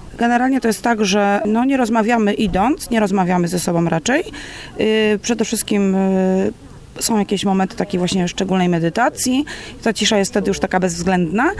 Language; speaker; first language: Polish; native; Polish